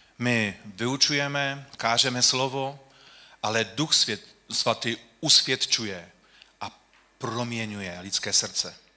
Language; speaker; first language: Czech; non-native, local second language; Polish